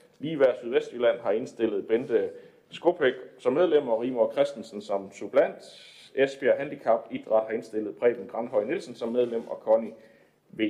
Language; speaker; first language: Danish; native; Danish